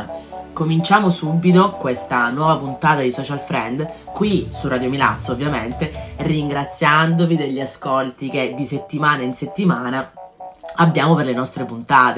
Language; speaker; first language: Italian; native; Italian